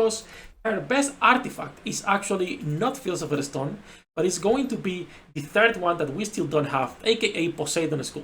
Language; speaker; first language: English; non-native, fluent; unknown